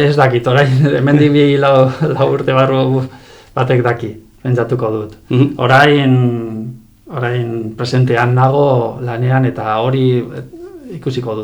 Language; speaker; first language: Basque; non-native, local second language; Spanish